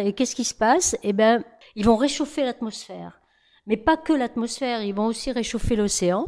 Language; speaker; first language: French; native; French